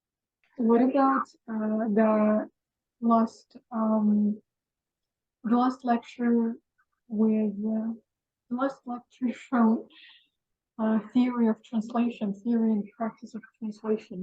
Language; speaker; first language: English; non-native, fluent; Russian